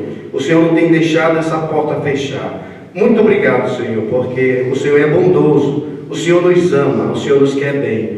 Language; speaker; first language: Portuguese; native; Portuguese